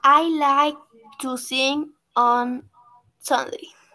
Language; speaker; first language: English; non-native, learner; Spanish